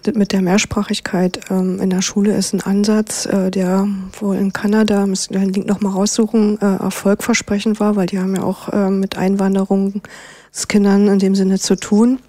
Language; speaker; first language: German; native; German